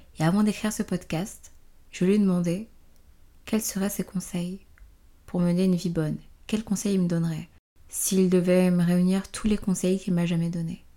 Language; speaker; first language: French; native; French